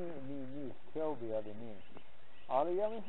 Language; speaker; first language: Polish; non-native, learner; Ukrainian